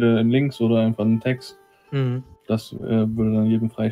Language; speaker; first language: German; native; German